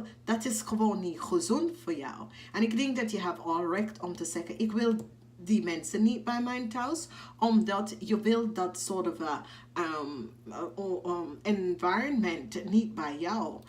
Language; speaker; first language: Dutch; non-native, fluent; English